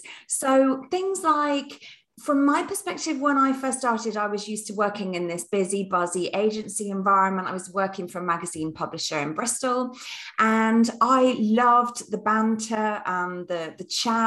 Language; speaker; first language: English; native; English